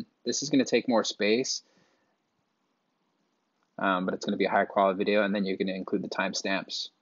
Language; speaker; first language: English; native; English